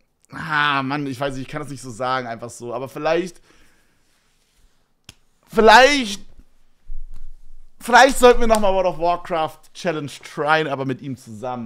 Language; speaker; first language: German; native; German